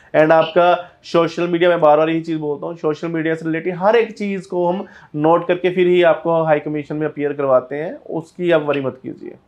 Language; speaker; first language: Hindi; non-native, local second language; Punjabi